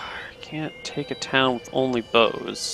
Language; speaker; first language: English; native; English